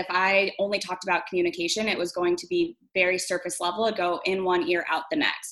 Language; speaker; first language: English; native; English